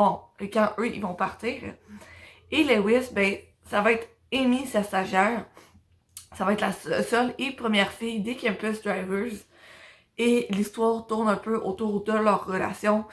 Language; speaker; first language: French; native; French